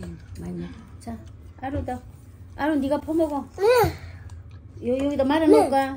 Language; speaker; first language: Korean; native; Korean